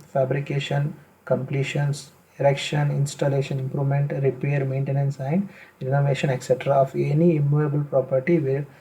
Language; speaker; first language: English; non-native, local second language; Kannada